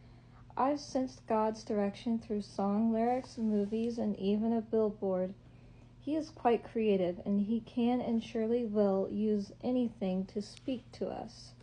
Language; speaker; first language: English; native; English